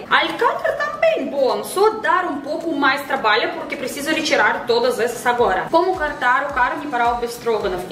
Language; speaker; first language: Portuguese; non-native, fluent; Russian